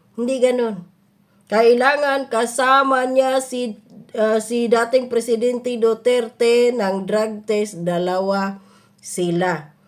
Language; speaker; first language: Filipino; native; Filipino